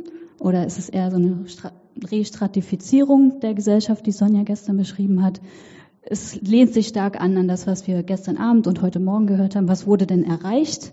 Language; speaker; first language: German; native; German